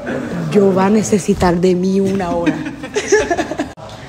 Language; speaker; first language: Spanish; non-native, learner; Portuguese